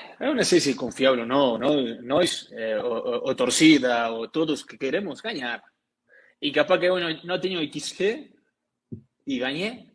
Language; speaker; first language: Portuguese; non-native, learner; Spanish